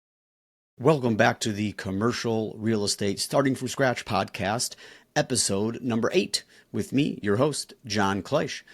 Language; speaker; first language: English; native; English